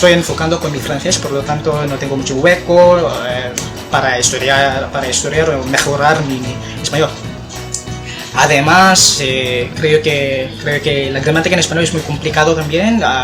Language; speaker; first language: Spanish; non-native, fluent; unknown